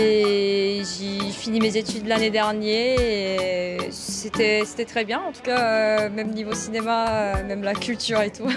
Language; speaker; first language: French; non-native, fluent; Korean